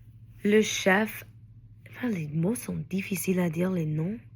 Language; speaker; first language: French; non-native, learner; English